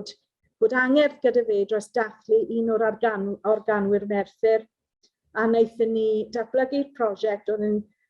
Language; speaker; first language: Welsh; non-native, local second language; English